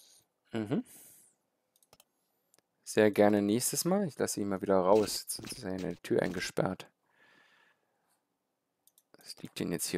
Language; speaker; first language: German; native; German